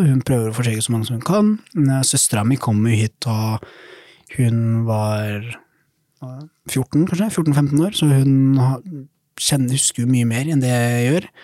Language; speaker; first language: Norwegian; early bilingual, other home language; Somali